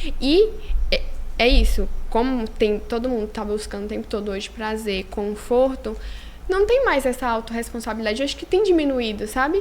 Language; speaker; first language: Portuguese; native; Portuguese